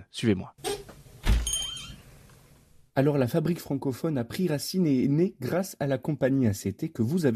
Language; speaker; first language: French; native; French